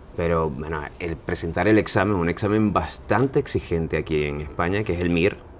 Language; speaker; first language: Spanish; native; Spanish